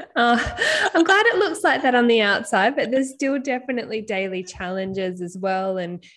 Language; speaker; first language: English; native; English